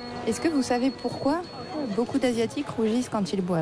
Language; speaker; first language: French; early bilingual, other home language; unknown